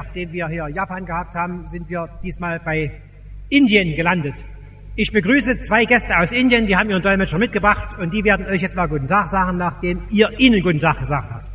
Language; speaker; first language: German; native; German